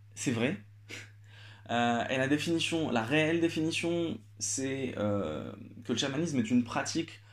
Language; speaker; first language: French; non-native, local second language; Arabic